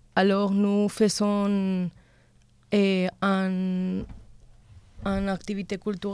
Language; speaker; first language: French; non-native, learner; Spanish